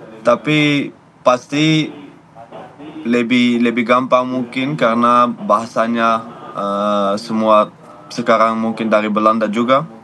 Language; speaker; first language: Indonesian; non-native, fluent; Dutch